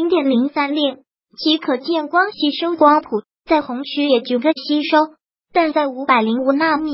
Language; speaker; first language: Chinese; native; Chinese